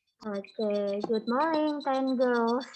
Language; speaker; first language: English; non-native, learner; Indonesian